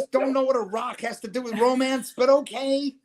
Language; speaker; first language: English; native; English